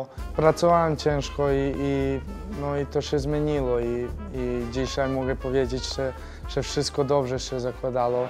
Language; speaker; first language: Polish; non-native, fluent; Serbian